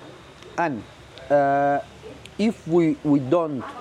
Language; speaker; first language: English; non-native, learner; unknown